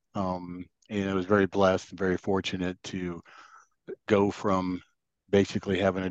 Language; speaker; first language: English; native; English